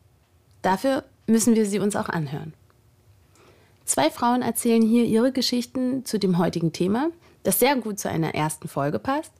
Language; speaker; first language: German; native; German